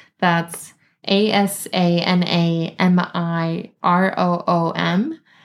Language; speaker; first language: English; native; English